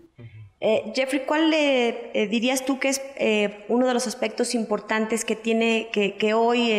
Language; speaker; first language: Spanish; native; Spanish